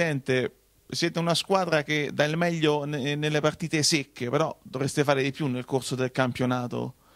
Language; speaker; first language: Italian; native; Italian